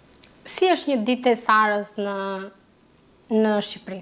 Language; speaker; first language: Albanian; native; Albanian